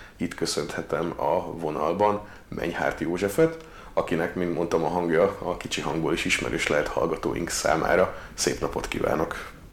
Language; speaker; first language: Hungarian; native; Hungarian